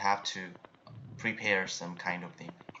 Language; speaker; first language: English; non-native, learner; Korean